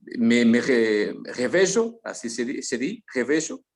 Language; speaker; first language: Spanish; non-native, learner; Portuguese